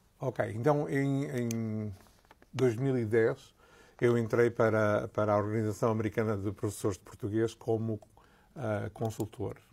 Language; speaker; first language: Portuguese; native; Portuguese